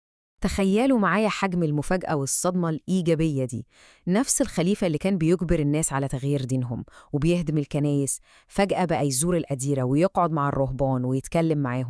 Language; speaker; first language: Arabic; native; Arabic